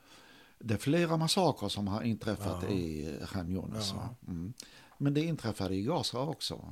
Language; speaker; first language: Swedish; non-native, fluent; Arabic